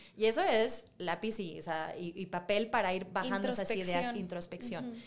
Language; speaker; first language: Spanish; native; Spanish